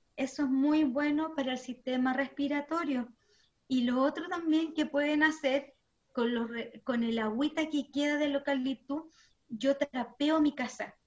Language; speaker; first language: Spanish; native; Spanish